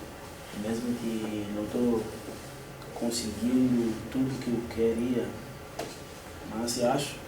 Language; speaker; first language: Portuguese; non-native, fluent; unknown